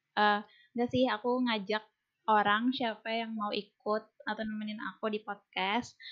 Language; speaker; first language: Indonesian; non-native, local second language; Banjar